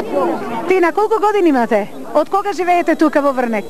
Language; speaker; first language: Macedonian; native; Macedonian